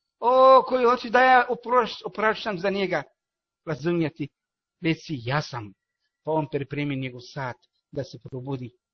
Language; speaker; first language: Bosnian; non-native, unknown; Arabic